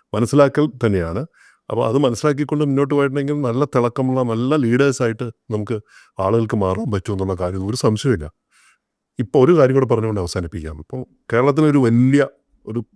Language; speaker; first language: Malayalam; native; Malayalam